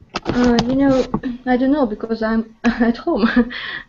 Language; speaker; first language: English; non-native, learner; Russian